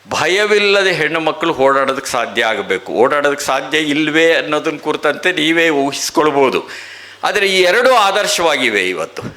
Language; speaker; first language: Kannada; native; Kannada